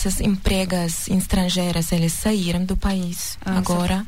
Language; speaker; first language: Portuguese; non-native, learner; Russian